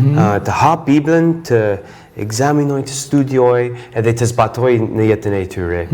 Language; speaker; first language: Albanian; non-native, fluent; English